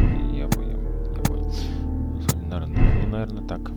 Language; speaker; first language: Russian; native; Russian